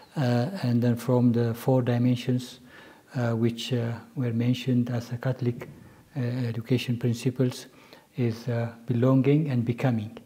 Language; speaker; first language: English; non-native, local second language; Amharic